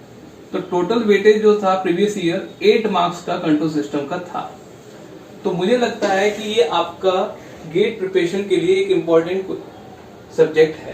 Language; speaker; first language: Hindi; native; Hindi